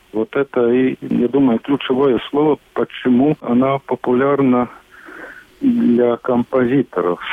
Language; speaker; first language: Russian; non-native, local second language; Latvian